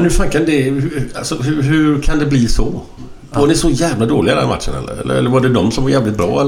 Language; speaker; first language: Swedish; native; Swedish